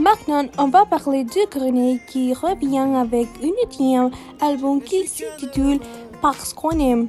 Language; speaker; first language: French; non-native, learner; Spanish